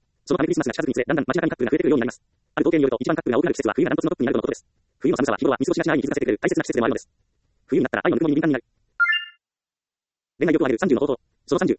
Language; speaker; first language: Japanese; native; Japanese